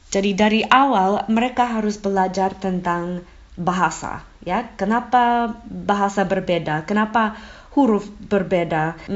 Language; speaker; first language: Indonesian; non-native, fluent; English